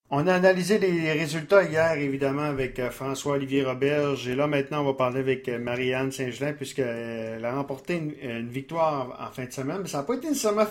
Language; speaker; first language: French; native; French